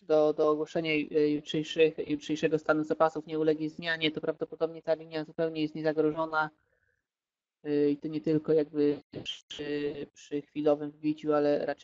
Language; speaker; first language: Polish; native; Polish